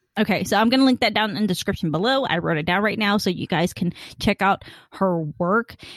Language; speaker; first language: English; early bilingual, other home language; Khmer